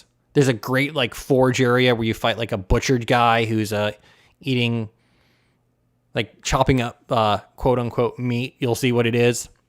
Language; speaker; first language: English; native; English